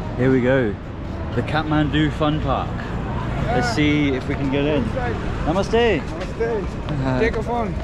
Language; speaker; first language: English; native; English